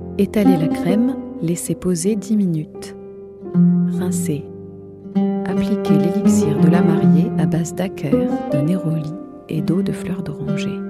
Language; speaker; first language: French; native; French